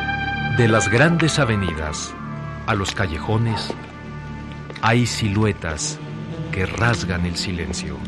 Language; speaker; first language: Spanish; native; Spanish